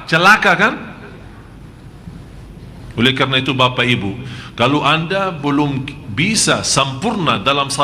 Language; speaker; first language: Indonesian; non-native, fluent; Arabic